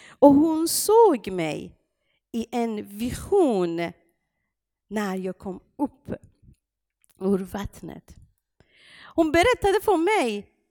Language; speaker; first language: Swedish; non-native, fluent; Persian